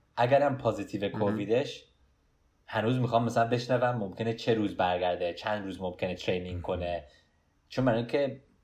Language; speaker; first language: Persian; early bilingual, heritage; Persian